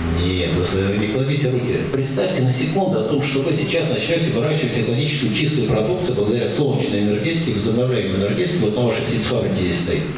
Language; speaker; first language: Russian; native; Russian